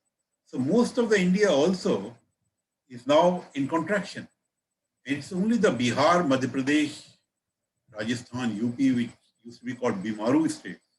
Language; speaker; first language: English; non-native, local second language; Hindi